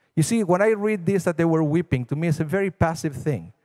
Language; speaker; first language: English; non-native, fluent; Spanish